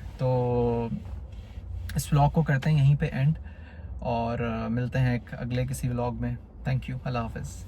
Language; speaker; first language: Urdu; native; Urdu